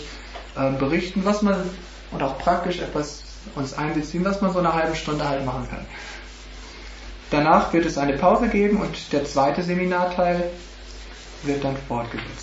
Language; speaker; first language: German; native; German